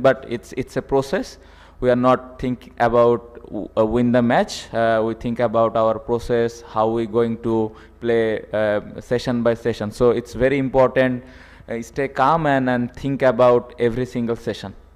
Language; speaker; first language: English; non-native, local second language; Bangla